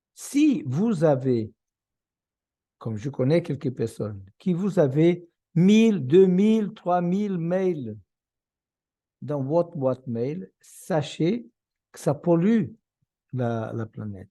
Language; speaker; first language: French; non-native, fluent; Portuguese